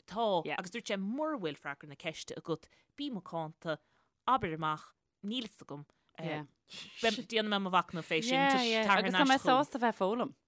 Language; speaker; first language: Irish; native; Irish